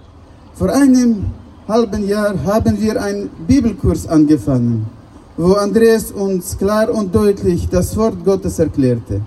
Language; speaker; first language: German; non-native, fluent; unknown